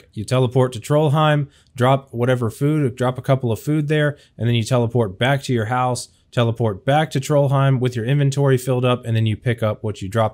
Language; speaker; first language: English; native; English